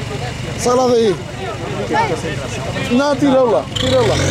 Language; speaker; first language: Portuguese; native; Portuguese